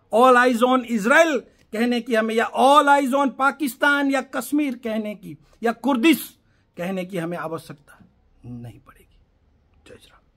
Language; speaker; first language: Hindi; non-native, local second language; Gujarati